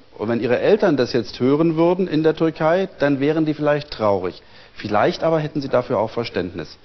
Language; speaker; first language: German; native; German